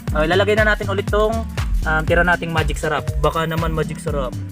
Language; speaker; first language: Filipino; non-native, local second language; Bikol